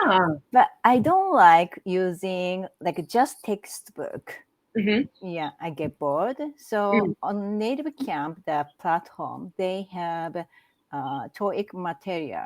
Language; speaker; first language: English; non-native, learner; Japanese